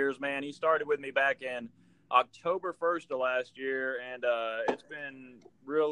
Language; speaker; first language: English; native; English